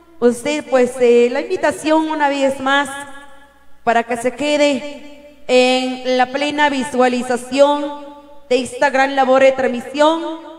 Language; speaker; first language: Spanish; native; Spanish